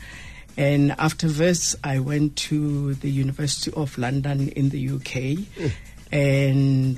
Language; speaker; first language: English; non-native, local second language; Northern Sotho